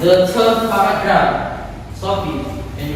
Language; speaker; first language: English; non-native, learner; Indonesian